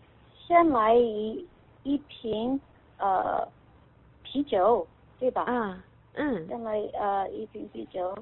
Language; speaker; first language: Chinese; non-native, learner; Korean